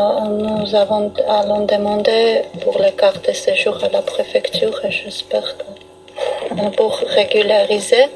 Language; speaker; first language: French; non-native, learner; Armenian